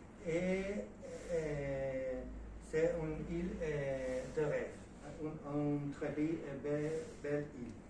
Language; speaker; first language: French; non-native, learner; Spanish